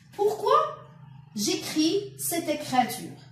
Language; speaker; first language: French; non-native, local second language; Arabic